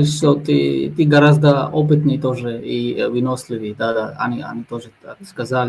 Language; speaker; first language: Russian; non-native, fluent; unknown